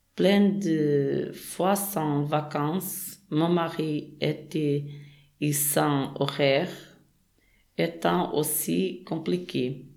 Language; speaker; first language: French; non-native, learner; Portuguese